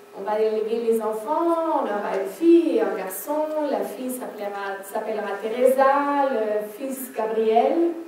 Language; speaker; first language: French; non-native, fluent; German